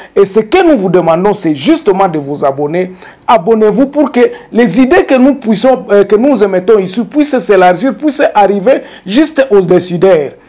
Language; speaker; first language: French; non-native, local second language; Swahili